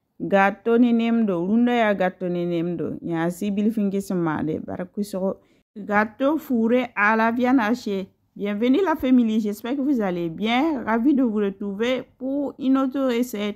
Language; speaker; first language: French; non-native, local second language; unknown